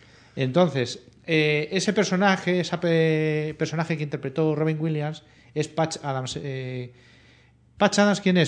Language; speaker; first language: Spanish; native; Spanish